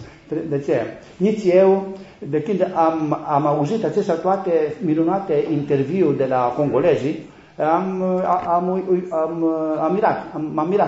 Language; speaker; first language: Romanian; non-native, learner; Greek